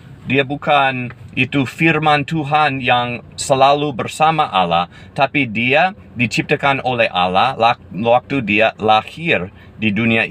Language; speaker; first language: Indonesian; non-native, fluent; English